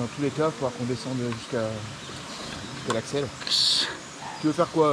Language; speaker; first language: French; native; French